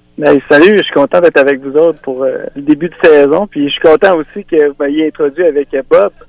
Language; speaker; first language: French; native; French